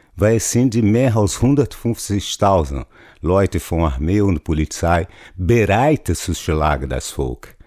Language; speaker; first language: German; non-native, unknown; Portuguese